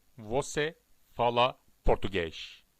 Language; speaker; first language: Portuguese; non-native, learner; Turkish